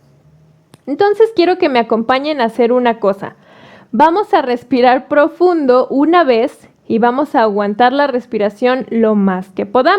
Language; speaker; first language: Spanish; native; Spanish